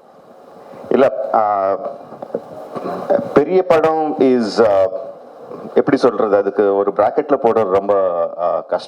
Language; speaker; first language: Tamil; non-native, local second language; Telugu